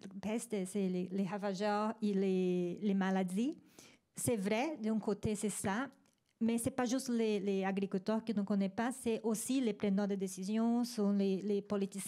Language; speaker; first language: French; non-native, fluent; Spanish